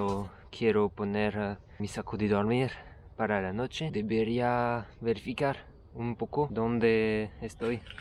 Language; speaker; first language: Spanish; non-native, learner; French